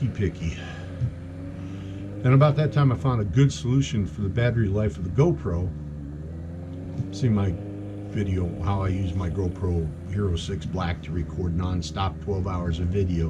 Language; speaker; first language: English; native; English